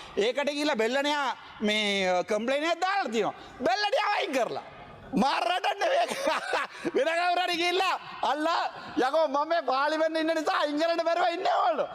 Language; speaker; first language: Sinhala; non-native, local second language; Tamil